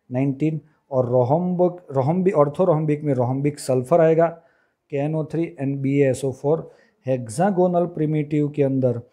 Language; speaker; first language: Hindi; non-native, local second language; Gujarati